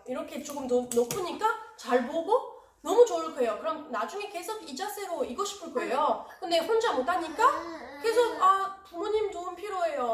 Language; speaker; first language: Korean; non-native, learner; French